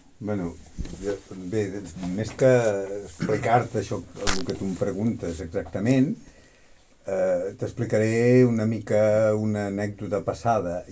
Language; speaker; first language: Catalan; native; Catalan